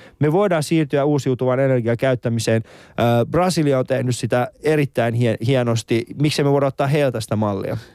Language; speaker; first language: Finnish; early bilingual, other home language; Persian